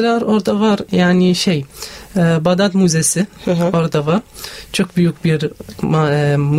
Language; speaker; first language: Turkish; non-native, fluent; Arabic